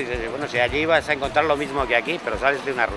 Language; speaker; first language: Spanish; native; Spanish